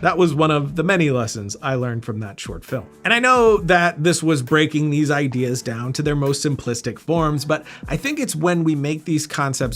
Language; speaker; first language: English; native; English